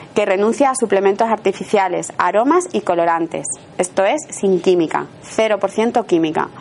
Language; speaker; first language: Spanish; native; Spanish